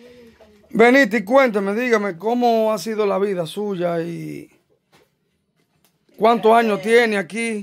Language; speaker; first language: Spanish; native; Spanish